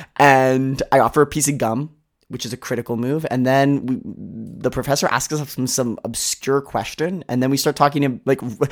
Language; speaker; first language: English; native; English